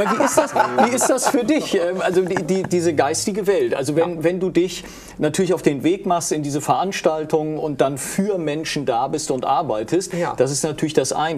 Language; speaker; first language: German; native; German